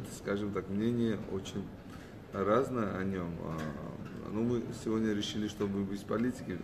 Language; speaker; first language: Russian; non-native, fluent; Georgian